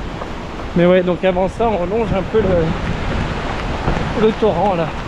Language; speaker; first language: French; native; French